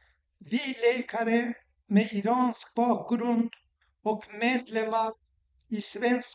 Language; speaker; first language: Swedish; non-native, fluent; Persian